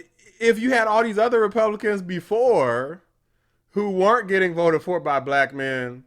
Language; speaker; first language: English; native; English